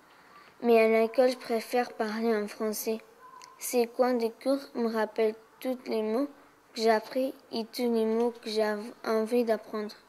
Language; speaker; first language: French; early bilingual, other home language; Portuguese